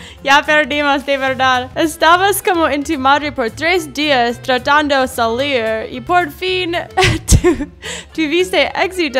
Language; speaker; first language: Spanish; non-native, learner; English